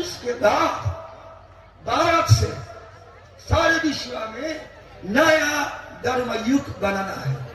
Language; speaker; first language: Hindi; non-native, learner; Japanese